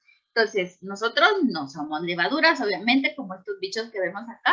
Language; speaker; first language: Spanish; native; Spanish